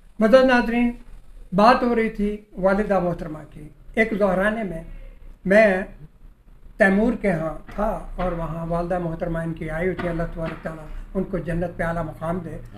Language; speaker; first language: Urdu; non-native, local second language; Punjabi